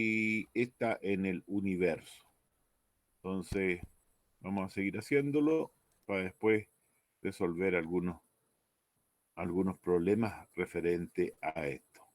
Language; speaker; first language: Spanish; native; Spanish